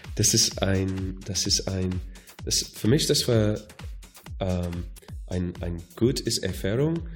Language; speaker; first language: German; non-native, learner; English